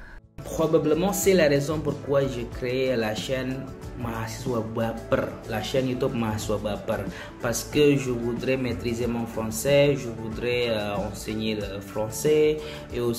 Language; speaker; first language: French; non-native, learner; Indonesian